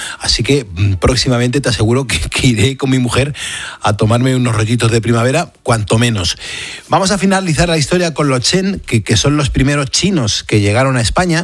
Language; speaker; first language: Spanish; native; Spanish